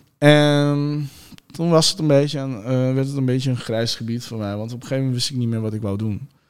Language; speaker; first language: Dutch; early bilingual, other home language; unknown